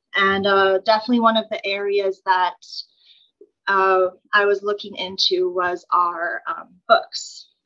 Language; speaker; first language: English; native; English